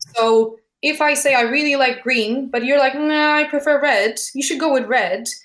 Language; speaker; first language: English; non-native, fluent; Polish